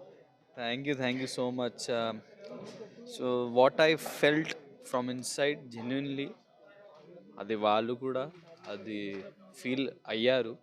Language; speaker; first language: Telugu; non-native, local second language; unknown